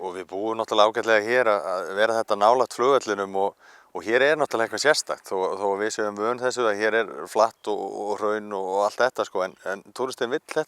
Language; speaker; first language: Icelandic; native; Icelandic